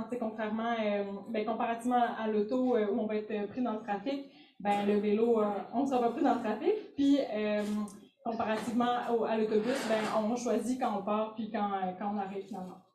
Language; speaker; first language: French; native; French